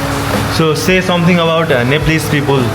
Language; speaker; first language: English; non-native, learner; Nepali